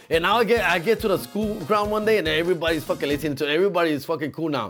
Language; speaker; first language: English; early bilingual, other home language; Spanish